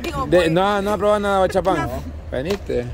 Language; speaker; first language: Spanish; native; Spanish